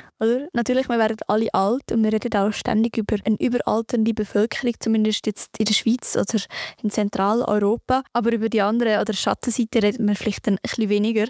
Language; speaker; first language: German; native; German